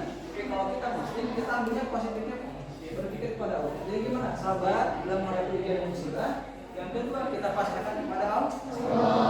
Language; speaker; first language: Indonesian; native; Indonesian